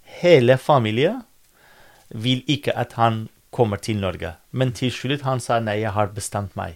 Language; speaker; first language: Norwegian; non-native, fluent; Kurdish